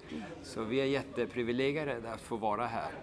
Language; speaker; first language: Swedish; native; Swedish